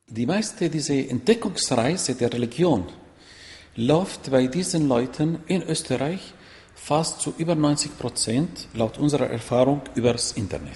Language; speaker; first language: German; non-native, fluent; Arabic